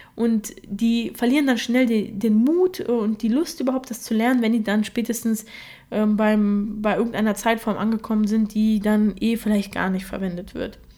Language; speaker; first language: German; early bilingual, other home language; Russian